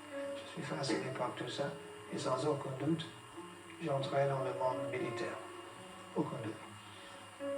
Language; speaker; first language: French; non-native, fluent; English